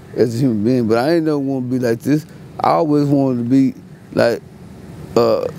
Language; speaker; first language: English; native; English